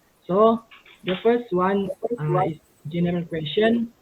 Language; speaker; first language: English; non-native, local second language; Malay